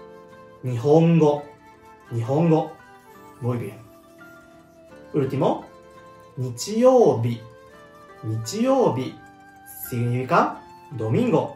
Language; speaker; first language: Spanish; non-native, learner; Japanese